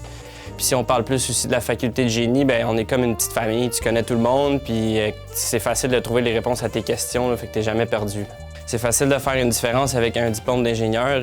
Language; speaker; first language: French; native; French